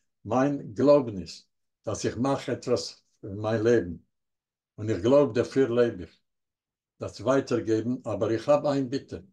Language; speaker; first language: German; non-native, learner; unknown